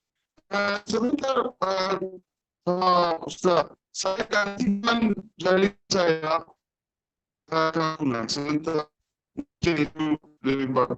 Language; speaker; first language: Indonesian; non-native, fluent; Persian